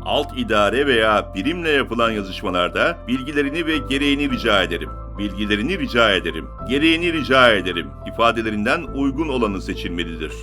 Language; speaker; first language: Turkish; native; Turkish